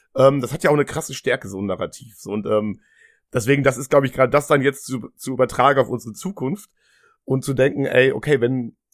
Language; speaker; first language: German; native; German